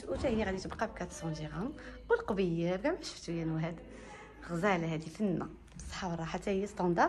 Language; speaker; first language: Arabic; native; Arabic